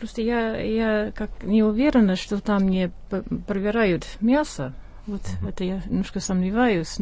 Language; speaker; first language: Russian; non-native, fluent; English